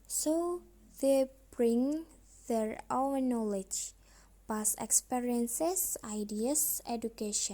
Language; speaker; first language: English; non-native, learner; Indonesian